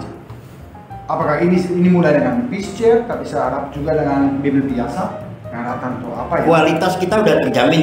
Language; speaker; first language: Indonesian; non-native, fluent; German